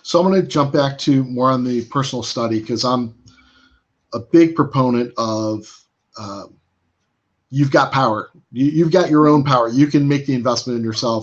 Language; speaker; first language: English; native; English